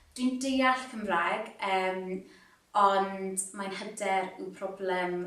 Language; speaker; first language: Welsh; non-native, local second language; English